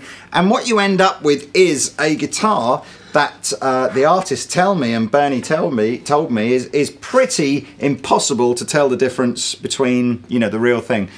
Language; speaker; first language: English; native; English